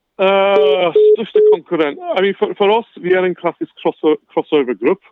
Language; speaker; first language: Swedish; non-native, fluent; English